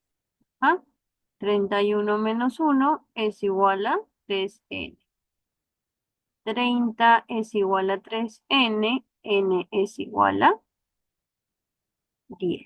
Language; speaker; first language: Spanish; native; Spanish